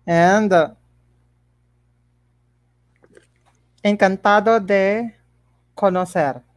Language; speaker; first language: Spanish; non-native, learner; Filipino